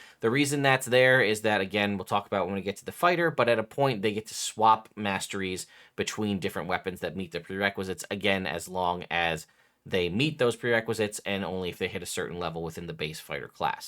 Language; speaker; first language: English; native; English